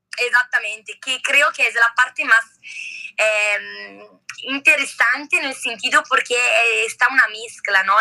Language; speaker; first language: Spanish; non-native, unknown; Italian